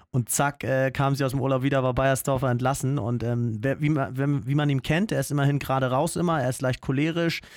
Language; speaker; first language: German; native; German